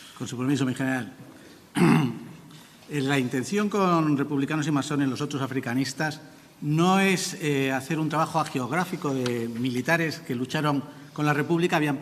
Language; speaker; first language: Spanish; native; Spanish